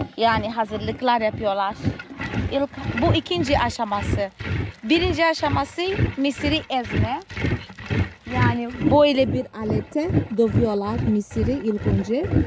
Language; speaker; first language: Turkish; non-native, fluent; Portuguese